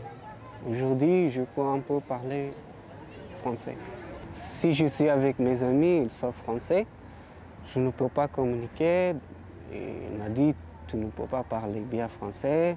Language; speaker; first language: French; non-native, learner; Persian